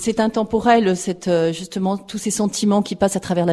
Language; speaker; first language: French; native; French